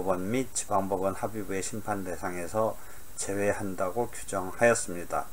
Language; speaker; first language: Korean; native; Korean